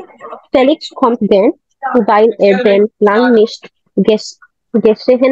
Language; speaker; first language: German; non-native, learner; Bangla